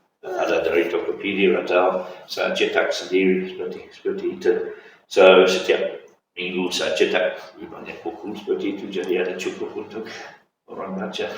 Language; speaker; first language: Indonesian; non-native, fluent; English